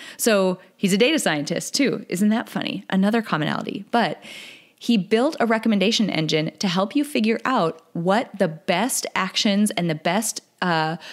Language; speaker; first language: English; native; English